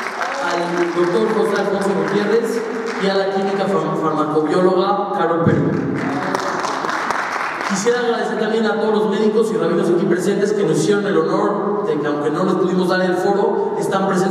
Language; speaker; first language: Spanish; native; Spanish